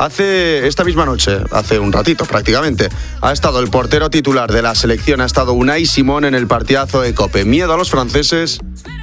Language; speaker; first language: Spanish; native; Spanish